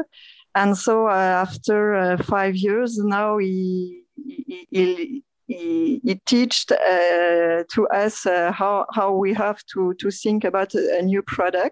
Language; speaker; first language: English; non-native, learner; French